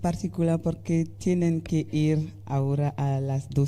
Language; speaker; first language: Spanish; non-native, learner; French